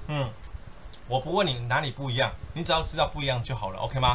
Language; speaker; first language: Chinese; native; Chinese